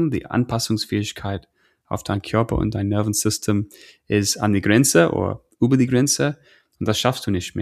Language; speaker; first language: German; non-native, fluent; English